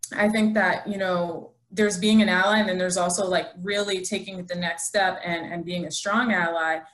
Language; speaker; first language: English; native; English